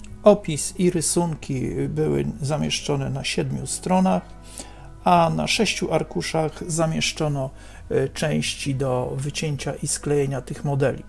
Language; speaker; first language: Polish; native; Polish